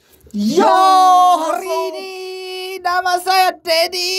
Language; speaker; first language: Indonesian; non-native, learner; Korean